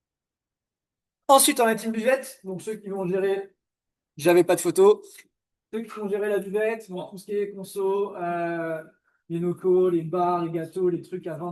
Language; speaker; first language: French; native; French